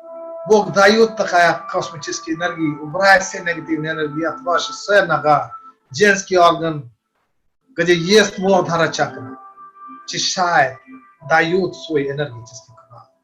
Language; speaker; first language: Russian; non-native, learner; Hindi